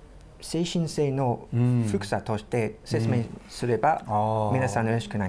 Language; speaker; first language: Japanese; non-native, fluent; English